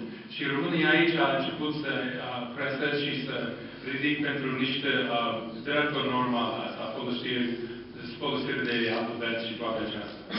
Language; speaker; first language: Romanian; non-native, fluent; English